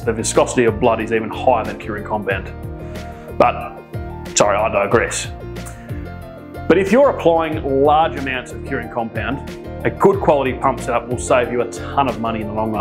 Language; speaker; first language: English; native; English